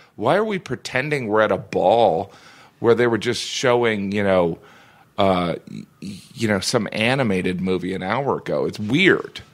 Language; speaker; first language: English; native; English